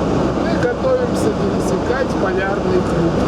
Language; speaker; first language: Russian; native; Russian